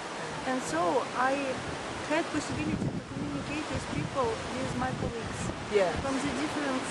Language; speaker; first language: English; non-native, fluent; Russian